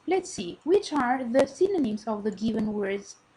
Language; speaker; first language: English; non-native, fluent; Albanian